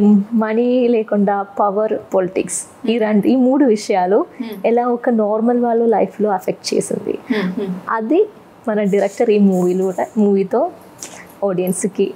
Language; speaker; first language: Telugu; non-native, learner; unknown